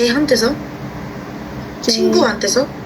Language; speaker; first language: Korean; non-native, fluent; Arabic